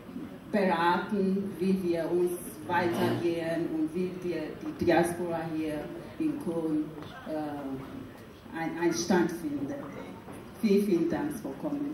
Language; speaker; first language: German; non-native, fluent; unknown